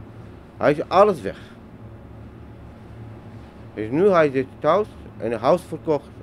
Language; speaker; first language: Dutch; non-native, learner; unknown